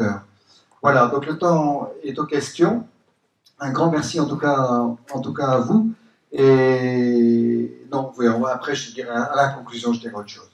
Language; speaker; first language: French; native; French